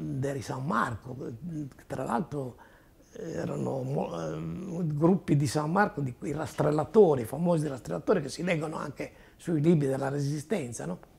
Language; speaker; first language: Italian; native; Italian